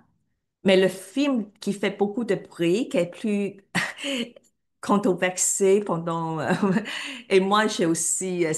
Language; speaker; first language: French; non-native, fluent; Cantonese